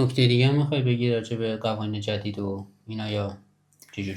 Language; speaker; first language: Persian; native; Persian